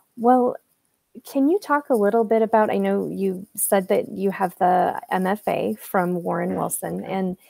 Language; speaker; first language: English; native; English